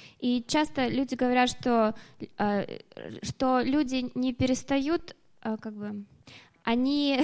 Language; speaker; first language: Russian; native; Russian